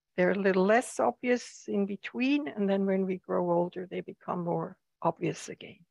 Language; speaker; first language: English; non-native, fluent; German